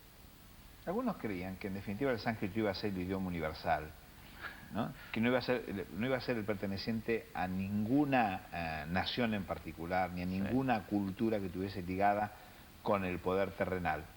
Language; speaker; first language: Spanish; native; Spanish